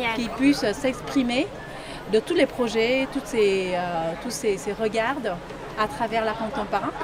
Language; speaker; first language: French; non-native, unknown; Vietnamese